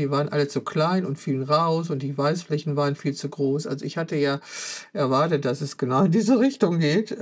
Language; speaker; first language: German; native; German